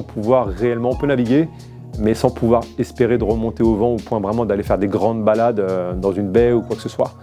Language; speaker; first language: French; native; French